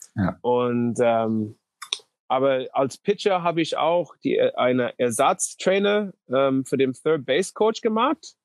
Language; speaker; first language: German; non-native, fluent; English